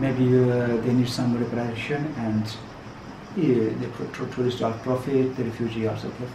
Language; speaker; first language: English; non-native, learner; Persian